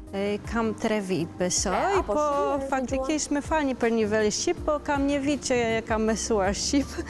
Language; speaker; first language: Albanian; non-native, learner; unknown